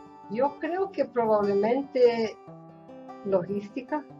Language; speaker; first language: Spanish; non-native, fluent; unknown